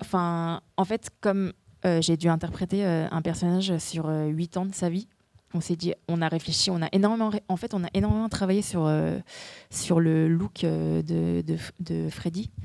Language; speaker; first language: French; early bilingual, other home language; Korean